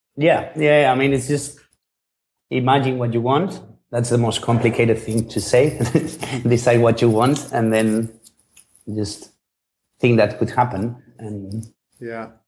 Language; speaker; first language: English; non-native, fluent; Spanish